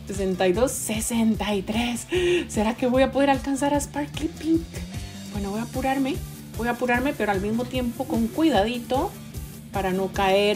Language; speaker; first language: Spanish; native; Spanish